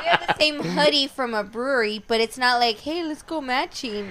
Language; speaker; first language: English; early bilingual, other home language; Spanish